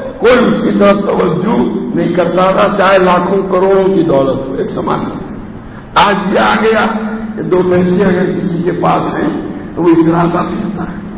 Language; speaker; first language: Urdu; non-native, local second language; Gujarati